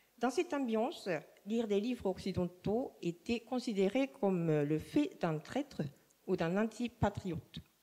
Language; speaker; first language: French; non-native, fluent; Japanese